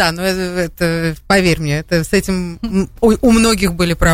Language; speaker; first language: Russian; native; Russian